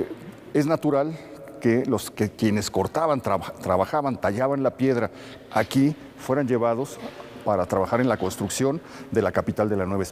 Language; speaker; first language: Spanish; native; Spanish